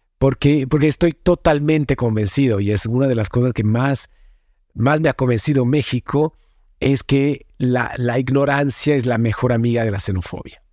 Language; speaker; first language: Spanish; non-native, fluent; Italian